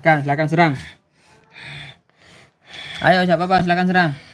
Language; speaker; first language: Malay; non-native, local second language; Javanese